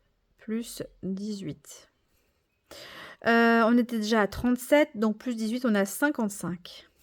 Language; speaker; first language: French; native; French